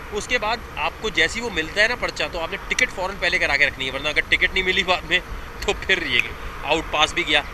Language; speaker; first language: Urdu; native; Urdu